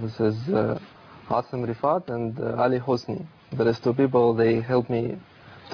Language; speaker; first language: English; non-native, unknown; Russian